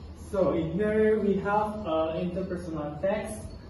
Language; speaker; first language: English; non-native, learner; Indonesian